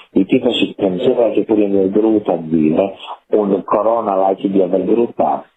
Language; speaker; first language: Latvian; non-native, fluent; Italian